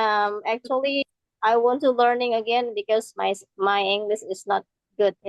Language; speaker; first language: English; non-native, learner; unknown